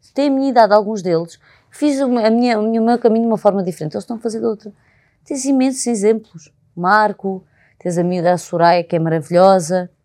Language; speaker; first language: Portuguese; native; Portuguese